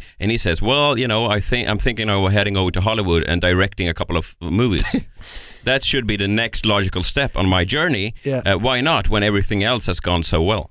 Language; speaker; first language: English; non-native, fluent; Swedish